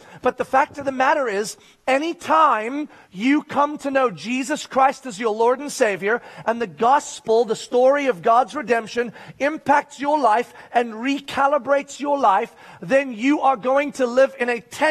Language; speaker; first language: English; native; English